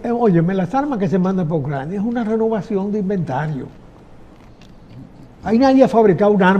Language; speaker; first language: Spanish; native; Spanish